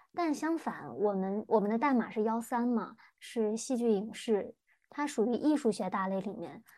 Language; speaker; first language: Chinese; native; Chinese